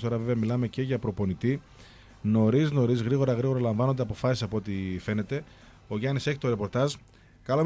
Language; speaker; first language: Greek; native; Greek